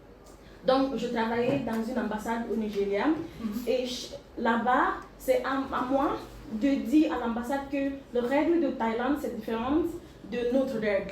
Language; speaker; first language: French; non-native, learner; English